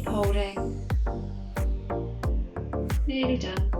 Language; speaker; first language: English; native; English